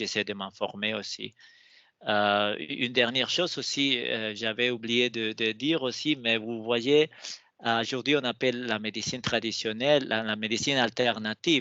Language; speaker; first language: French; non-native, fluent; Spanish